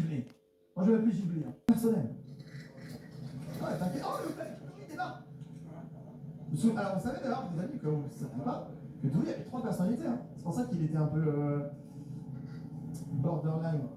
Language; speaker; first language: French; native; French